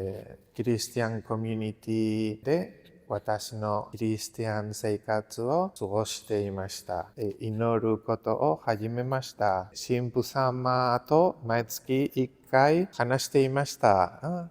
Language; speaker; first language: Japanese; non-native, learner; Spanish